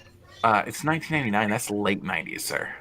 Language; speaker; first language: English; native; English